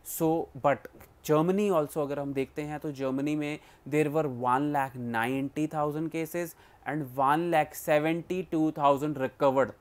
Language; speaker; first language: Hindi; non-native, local second language; Punjabi